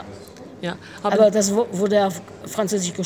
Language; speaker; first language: German; non-native, learner; French